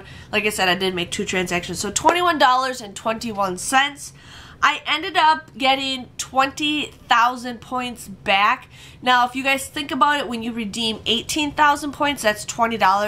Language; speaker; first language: English; native; English